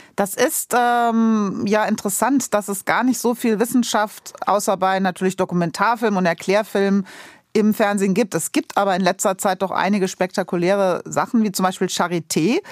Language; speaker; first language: German; native; German